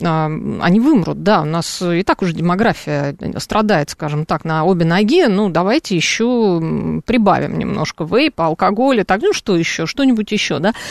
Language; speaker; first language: Russian; native; Russian